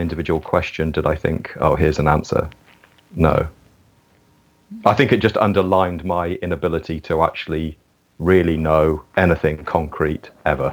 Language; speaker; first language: English; native; English